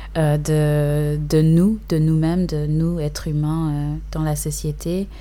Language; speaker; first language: French; early bilingual, other home language; English